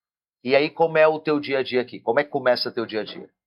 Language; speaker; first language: Portuguese; native; Portuguese